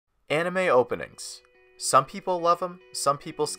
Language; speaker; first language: English; native; English